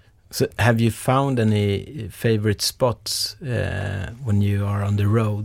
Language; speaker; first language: English; non-native, fluent; Swedish